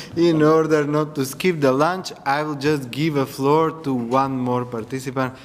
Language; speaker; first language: English; non-native, fluent; Macedonian